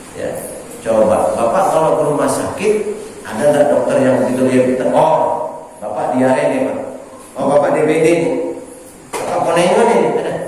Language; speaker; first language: Indonesian; native; Indonesian